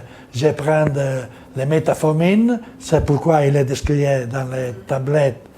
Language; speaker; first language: French; non-native, learner; Italian